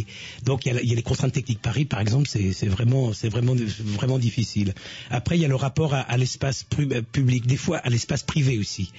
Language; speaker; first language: French; native; French